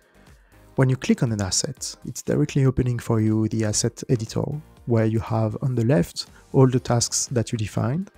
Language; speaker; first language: English; non-native, fluent; French